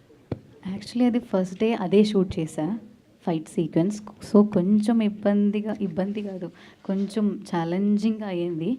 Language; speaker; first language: Telugu; non-native, learner; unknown